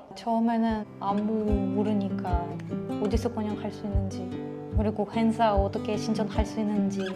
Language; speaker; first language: Korean; non-native, fluent; Ukrainian